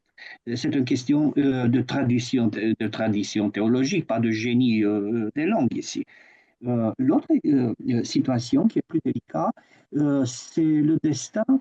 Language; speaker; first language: French; non-native, fluent; Romanian